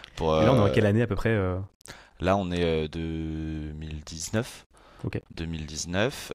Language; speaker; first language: French; native; French